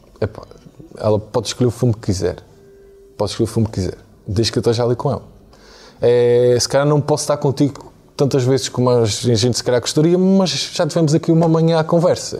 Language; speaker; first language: Portuguese; native; Portuguese